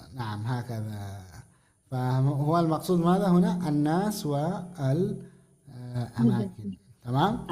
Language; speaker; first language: Arabic; non-native, fluent; Indonesian